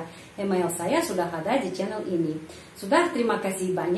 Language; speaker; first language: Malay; non-native, fluent; Russian